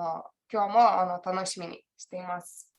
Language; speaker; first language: Japanese; non-native, learner; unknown